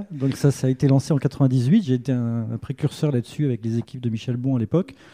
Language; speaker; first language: French; native; French